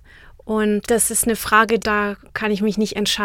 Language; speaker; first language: German; non-native, fluent; Czech